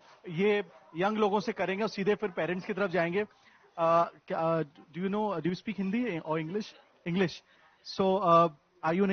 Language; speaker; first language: Hindi; native; Hindi